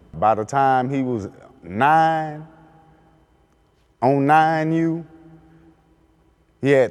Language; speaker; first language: English; native; English